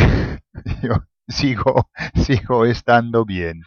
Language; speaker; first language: Spanish; non-native, fluent; English